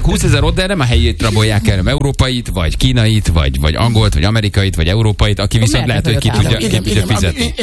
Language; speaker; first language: Hungarian; native; Hungarian